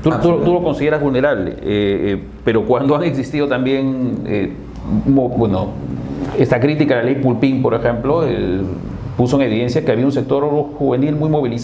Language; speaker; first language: Spanish; native; Spanish